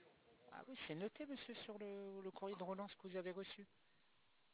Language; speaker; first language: French; native; French